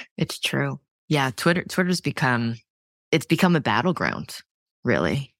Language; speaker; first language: English; native; English